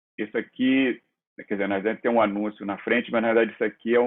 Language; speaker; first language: Portuguese; native; Portuguese